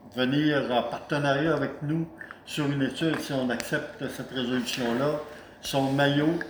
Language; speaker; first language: French; native; French